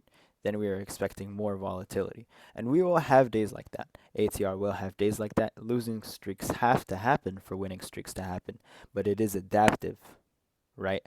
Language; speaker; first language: English; native; English